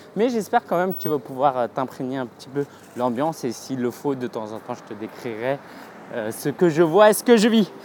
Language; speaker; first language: French; native; French